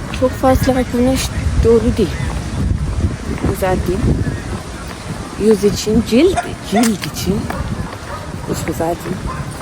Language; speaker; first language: Turkish; non-native, learner; Persian